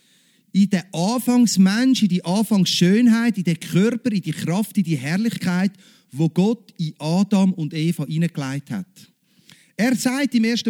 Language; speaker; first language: German; native; German